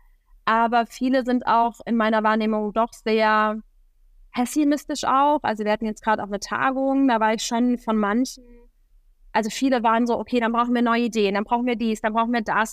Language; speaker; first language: German; native; German